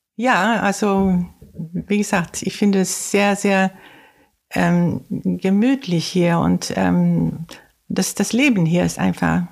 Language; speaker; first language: German; non-native, fluent; Swedish